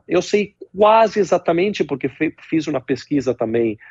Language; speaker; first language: Portuguese; non-native, fluent; Italian